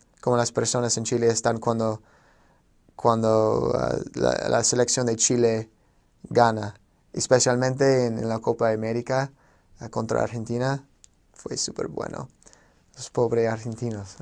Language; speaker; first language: Spanish; non-native, fluent; English